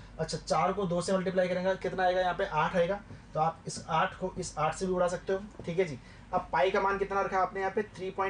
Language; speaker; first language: Hindi; native; Hindi